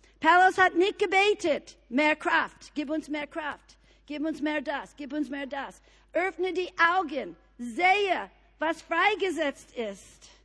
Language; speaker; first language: German; non-native, fluent; English